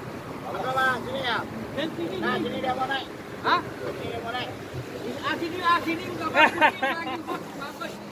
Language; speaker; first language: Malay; non-native, learner; Filipino